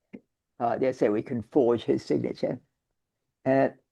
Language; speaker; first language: English; native; English